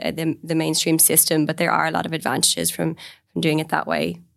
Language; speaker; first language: English; native; English